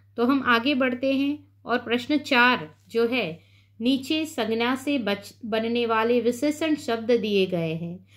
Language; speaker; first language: Hindi; non-native, local second language; Gujarati